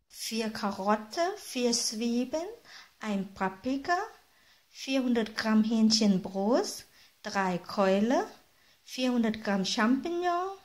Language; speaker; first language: German; non-native, fluent; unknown